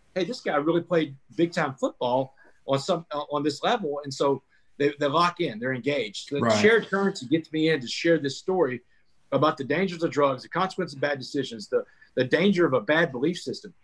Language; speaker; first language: English; native; English